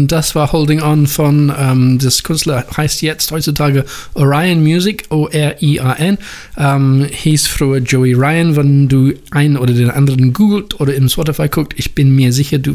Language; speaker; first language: German; non-native, learner; English